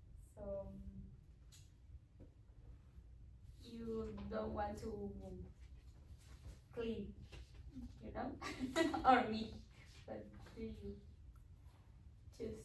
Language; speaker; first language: English; non-native, learner; Spanish